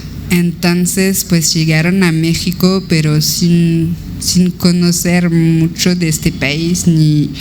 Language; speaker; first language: Spanish; non-native, fluent; French